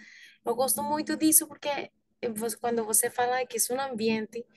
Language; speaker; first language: Portuguese; non-native, learner; Spanish